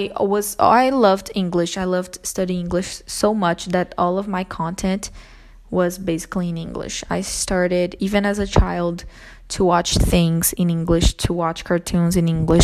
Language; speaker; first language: English; non-native, fluent; Portuguese